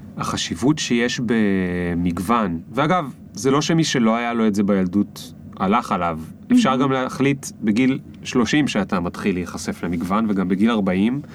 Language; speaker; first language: Hebrew; native; Hebrew